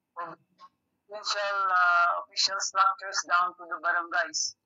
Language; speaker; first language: English; non-native, local second language; Hiligaynon